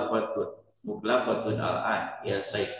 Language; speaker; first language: Arabic; non-native, learner; Indonesian